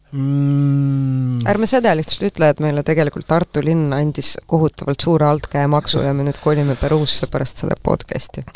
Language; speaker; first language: Estonian; native; Estonian